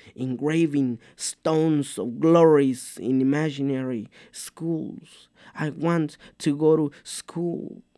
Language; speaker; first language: English; non-native, fluent; Mixtepec Mixtec